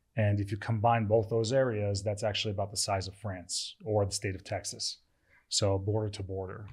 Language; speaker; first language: English; early bilingual, other home language; Turkish